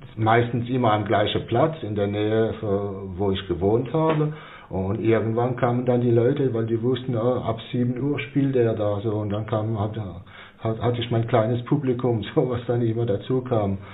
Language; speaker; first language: German; non-native, local second language; Swiss German